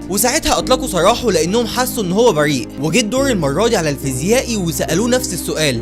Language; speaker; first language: Arabic; native; Arabic